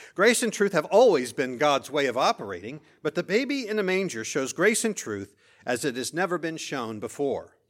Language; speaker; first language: English; native; English